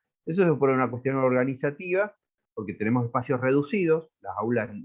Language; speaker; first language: Spanish; native; Spanish